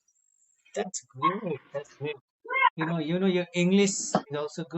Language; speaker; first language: English; non-native, learner; Nepali